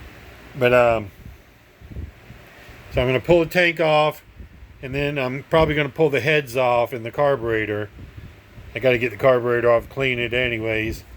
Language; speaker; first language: English; native; English